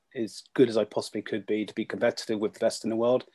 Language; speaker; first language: English; native; English